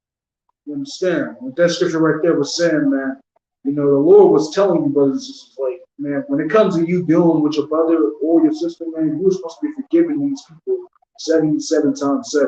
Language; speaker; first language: English; native; English